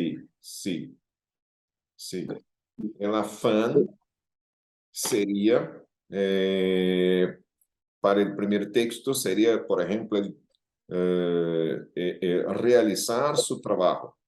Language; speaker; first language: Spanish; non-native, fluent; Portuguese